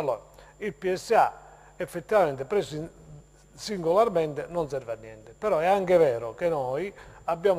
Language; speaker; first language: Italian; native; Italian